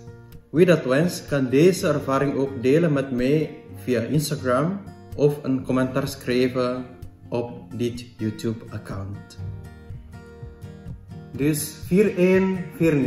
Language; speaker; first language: Dutch; non-native, fluent; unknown